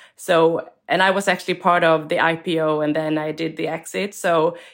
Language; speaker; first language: English; non-native, fluent; Swedish